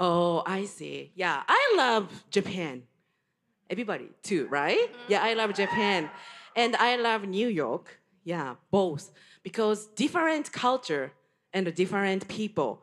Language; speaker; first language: English; non-native, learner; Japanese